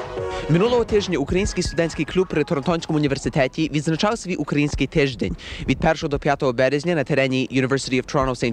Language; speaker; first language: Ukrainian; early bilingual, heritage; Ukrainian